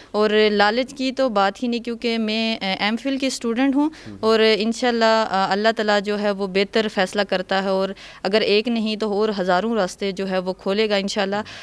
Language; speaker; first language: Urdu; non-native, local second language; Punjabi